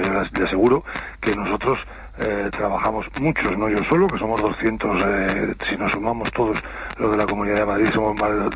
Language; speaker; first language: Spanish; native; Spanish